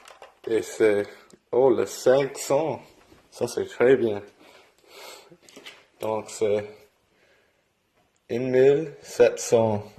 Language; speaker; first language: French; non-native, local second language; English